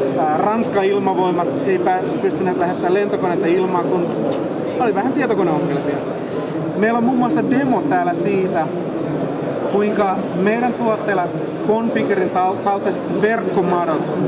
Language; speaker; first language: Finnish; native; Finnish